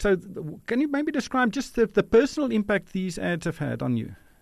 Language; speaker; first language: English; non-native, local second language; Afrikaans